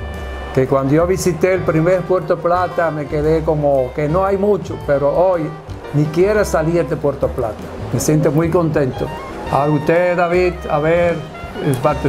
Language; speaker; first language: Spanish; non-native, fluent; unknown